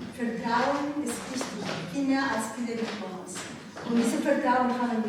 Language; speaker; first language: German; non-native, learner; Ukrainian